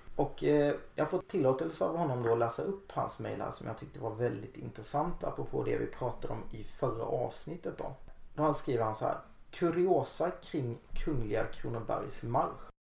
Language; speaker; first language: Swedish; native; Swedish